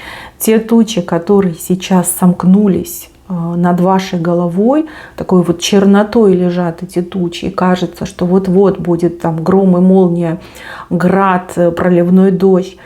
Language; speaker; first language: Russian; native; Russian